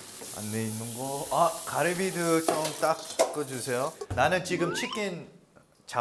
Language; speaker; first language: Korean; early bilingual, heritage; Korean